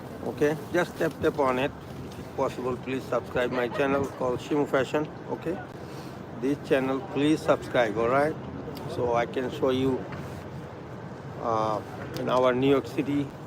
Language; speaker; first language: English; non-native, local second language; Bangla